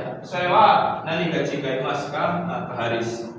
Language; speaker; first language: Indonesian; native; Indonesian